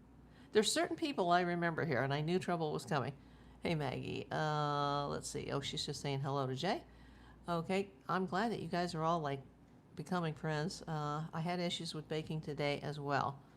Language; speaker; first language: English; native; English